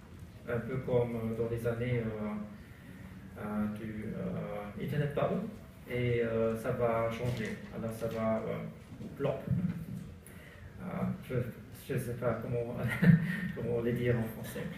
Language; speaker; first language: French; non-native, learner; German